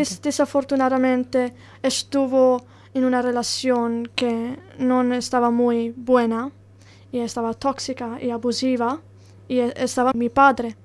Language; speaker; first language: Spanish; non-native, learner; Italian